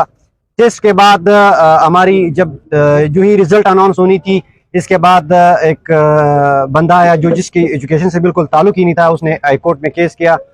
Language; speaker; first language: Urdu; non-native, local second language; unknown